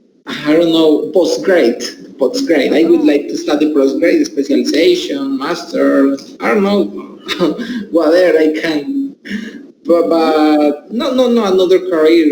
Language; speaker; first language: English; non-native, learner; Spanish